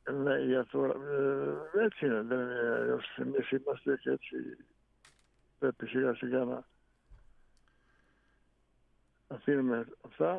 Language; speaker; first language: Greek; non-native, fluent; Bosnian